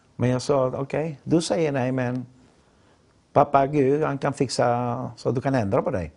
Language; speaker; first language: Swedish; non-native, fluent; Spanish